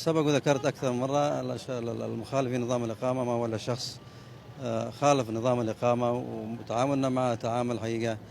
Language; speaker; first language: Arabic; native; Arabic